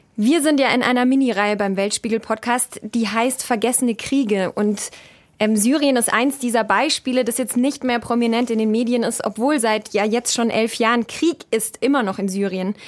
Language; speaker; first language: German; native; German